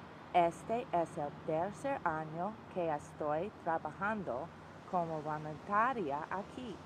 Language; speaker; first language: Spanish; non-native, learner; English